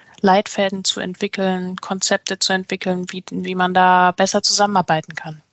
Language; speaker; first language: German; native; German